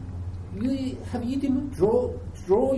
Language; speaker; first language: English; non-native, learner; Chinese